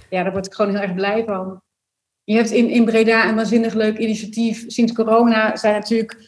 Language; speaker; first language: Dutch; native; Dutch